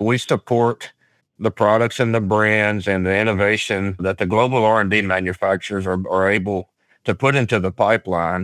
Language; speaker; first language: English; native; English